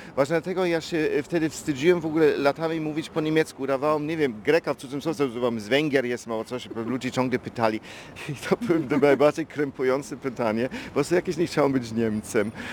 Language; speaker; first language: Polish; non-native, fluent; German